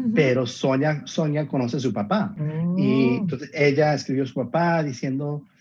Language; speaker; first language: Spanish; early bilingual, heritage; Spanish